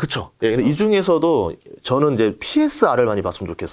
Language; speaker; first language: Korean; native; Korean